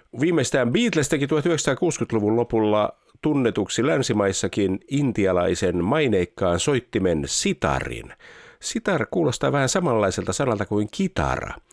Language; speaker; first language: Finnish; native; Finnish